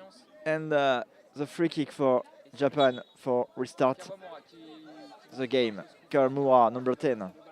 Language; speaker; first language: English; non-native, learner; French